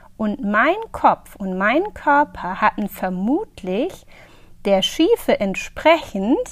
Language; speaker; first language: German; native; German